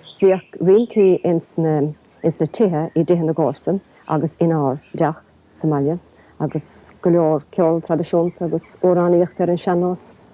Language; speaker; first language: Irish; non-native, local second language; English